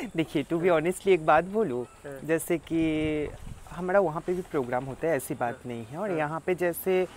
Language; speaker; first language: Hindi; non-native, local second language; Bangla